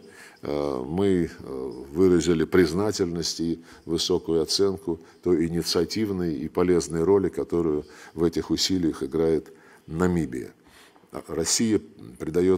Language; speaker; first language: Russian; native; Russian